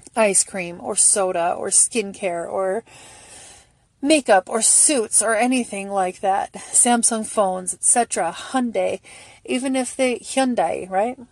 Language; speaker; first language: English; native; English